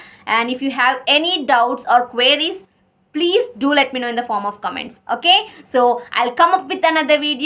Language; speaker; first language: English; non-native, learner; Kannada